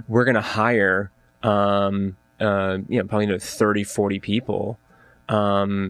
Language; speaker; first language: English; native; English